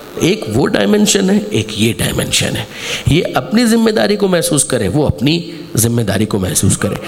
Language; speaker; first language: Urdu; non-native, local second language; Gujarati